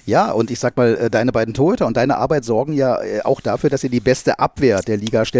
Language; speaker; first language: German; native; German